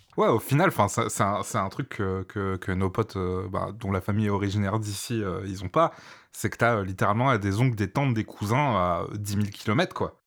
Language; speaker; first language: French; early bilingual, other home language; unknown